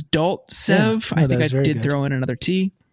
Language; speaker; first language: English; native; English